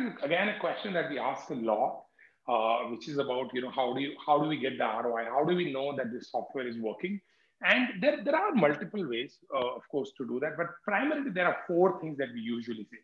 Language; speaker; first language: English; non-native, local second language; Hindi